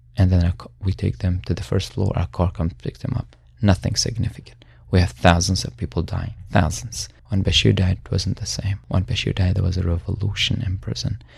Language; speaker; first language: English; non-native, fluent; Arabic